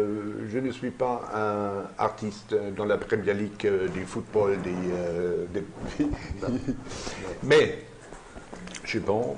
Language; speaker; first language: French; non-native, learner; German